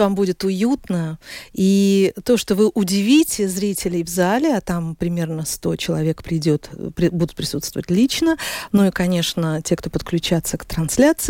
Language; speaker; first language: Russian; native; Russian